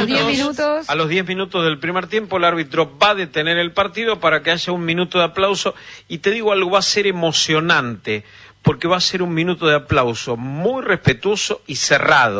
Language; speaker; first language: Spanish; native; Spanish